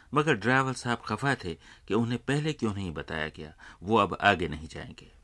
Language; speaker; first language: Urdu; native; Urdu